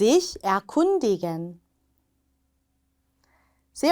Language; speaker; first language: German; non-native, fluent; Korean